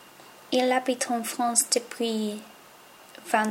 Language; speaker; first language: French; non-native, learner; English